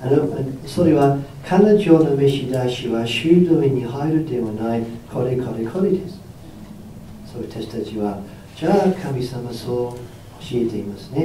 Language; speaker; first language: Japanese; non-native, fluent; English